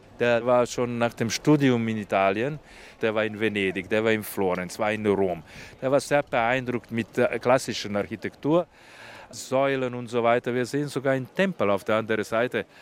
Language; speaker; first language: German; non-native, fluent; Slovenian